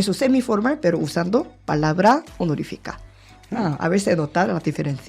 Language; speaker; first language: Spanish; non-native, learner; Korean